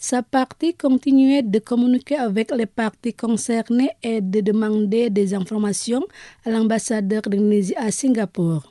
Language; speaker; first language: French; non-native, fluent; Indonesian